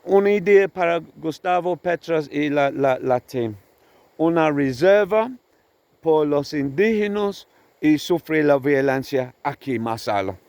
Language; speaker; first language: Spanish; non-native, learner; English